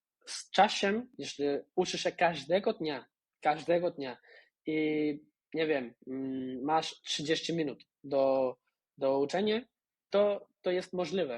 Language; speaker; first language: Polish; non-native, fluent; Spanish